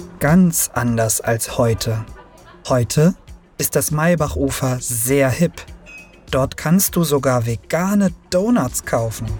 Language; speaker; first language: German; early bilingual, other home language; Turkish